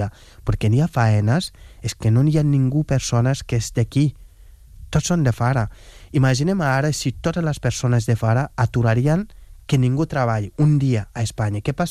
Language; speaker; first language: Catalan; non-native, fluent; Wolof